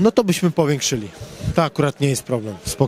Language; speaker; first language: Polish; native; Polish